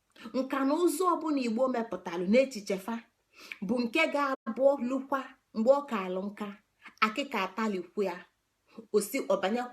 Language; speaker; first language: Igbo; native; Igbo